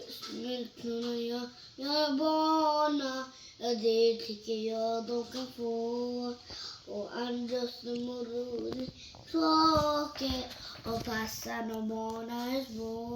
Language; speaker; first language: Swedish; early bilingual, other home language; Bangla